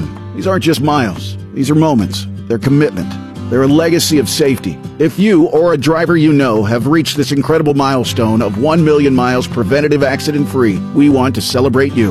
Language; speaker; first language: English; native; English